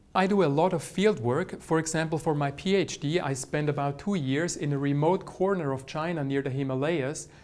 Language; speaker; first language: English; non-native, fluent; Swiss German